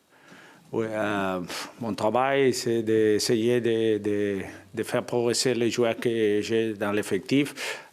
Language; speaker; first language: French; non-native, fluent; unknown